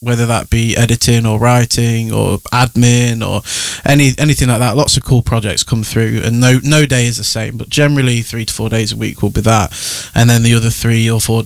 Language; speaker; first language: English; native; English